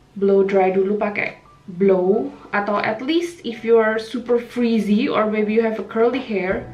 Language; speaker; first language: English; non-native, fluent; Indonesian